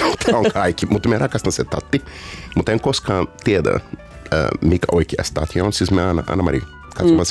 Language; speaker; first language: Finnish; non-native, fluent; Portuguese